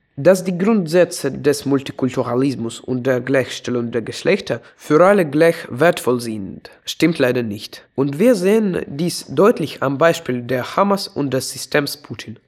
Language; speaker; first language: German; non-native, fluent; Russian